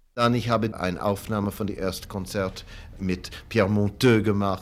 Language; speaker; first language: German; non-native, fluent; English